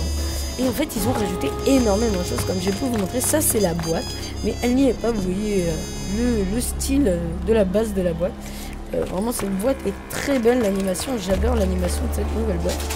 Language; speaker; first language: French; native; French